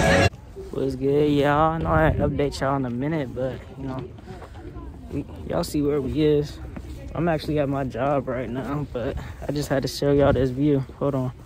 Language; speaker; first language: English; native; English